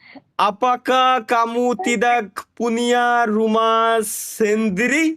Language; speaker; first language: Indonesian; non-native, learner; Bangla